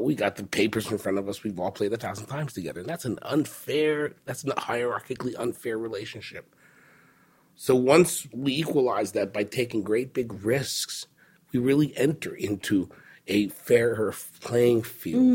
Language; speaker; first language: English; early bilingual, other home language; Spanish